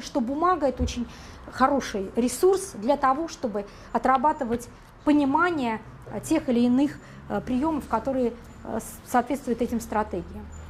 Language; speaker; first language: Russian; native; Russian